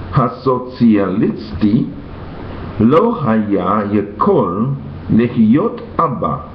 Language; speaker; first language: Hebrew; non-native, learner; English